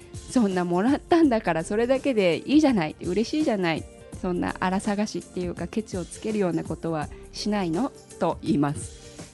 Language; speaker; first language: Japanese; native; Japanese